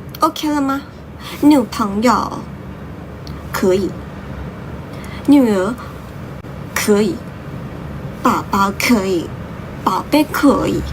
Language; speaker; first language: Chinese; non-native, learner; Thai